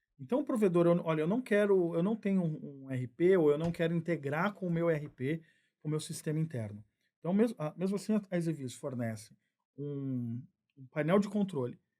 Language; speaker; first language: Portuguese; native; Portuguese